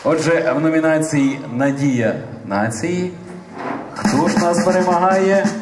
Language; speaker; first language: Ukrainian; native; Ukrainian